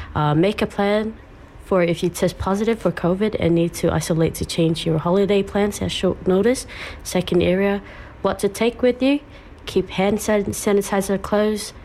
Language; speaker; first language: English; early bilingual, other home language; Samoan